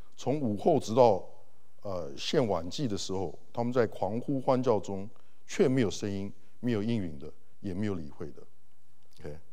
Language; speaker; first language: Chinese; early bilingual, heritage; Chinese